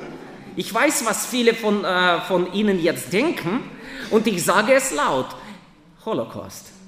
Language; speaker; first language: German; non-native, fluent; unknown